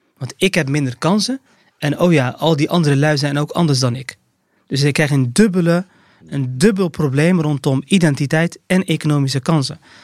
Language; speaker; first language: Dutch; early bilingual, other home language; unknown